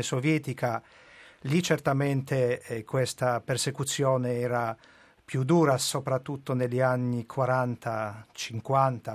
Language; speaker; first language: Italian; non-native, fluent; Polish